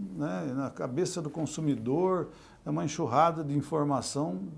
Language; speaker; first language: Portuguese; native; Portuguese